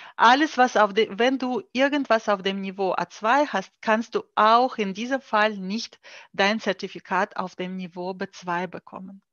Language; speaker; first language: German; non-native, fluent; Russian